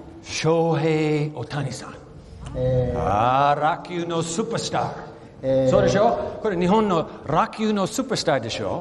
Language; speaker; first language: Japanese; early bilingual, other home language; English